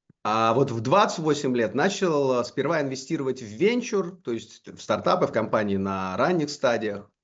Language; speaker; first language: Russian; native; Russian